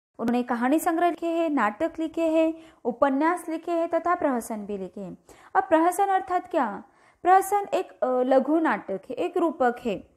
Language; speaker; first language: Hindi; non-native, local second language; Marathi